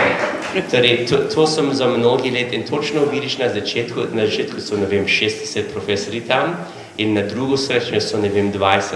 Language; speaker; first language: Slovenian; non-native, learner; English